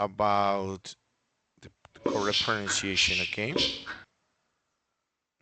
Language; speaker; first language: English; non-native, fluent; Spanish